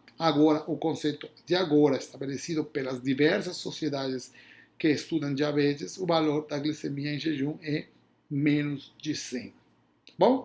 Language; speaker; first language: Portuguese; non-native, fluent; Spanish